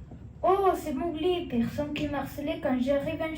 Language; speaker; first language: French; non-native, learner; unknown